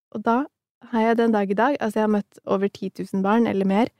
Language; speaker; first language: Norwegian; early bilingual, other home language; Somali